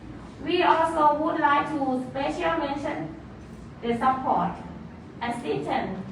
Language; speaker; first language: English; non-native, fluent; Thai